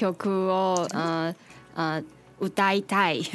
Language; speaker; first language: Japanese; non-native, learner; Chinese